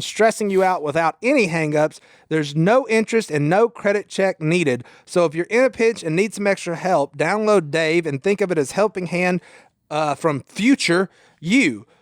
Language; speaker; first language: English; native; English